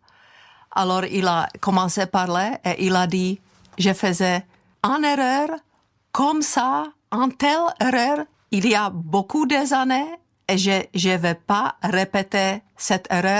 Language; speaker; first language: French; non-native, fluent; Czech